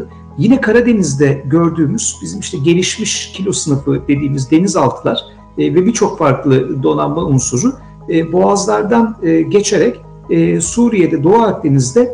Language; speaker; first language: Turkish; native; Turkish